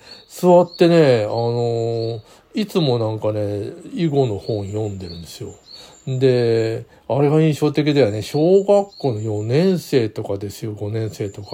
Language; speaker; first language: Japanese; native; Japanese